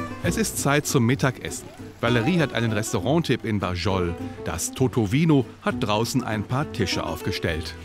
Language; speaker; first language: German; native; German